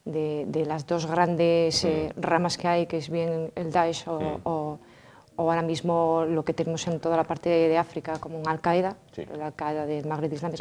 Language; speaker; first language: Spanish; native; Spanish